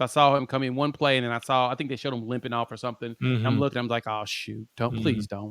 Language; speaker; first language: English; native; English